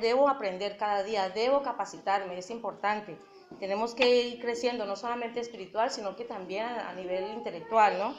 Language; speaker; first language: Spanish; native; Spanish